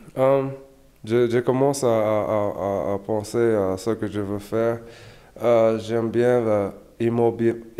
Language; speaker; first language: French; non-native, learner; English